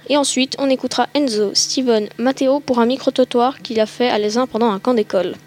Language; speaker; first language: French; native; French